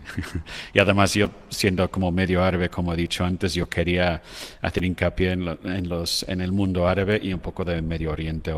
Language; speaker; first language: Spanish; non-native, fluent; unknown